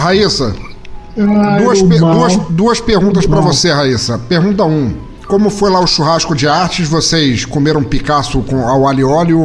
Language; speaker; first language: Portuguese; native; Portuguese